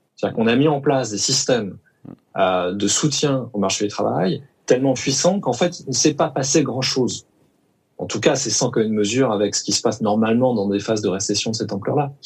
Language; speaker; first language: French; native; French